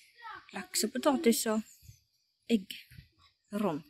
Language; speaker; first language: Swedish; non-native, learner; Japanese